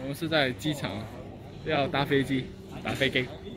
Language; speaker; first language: Chinese; non-native, learner; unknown